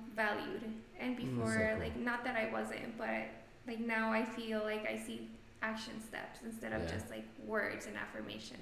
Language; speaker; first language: English; non-native, fluent; Spanish